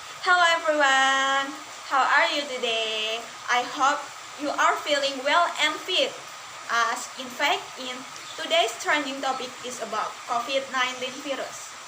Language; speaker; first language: English; non-native, learner; Indonesian